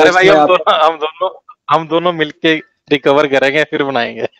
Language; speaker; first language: Hindi; native; Hindi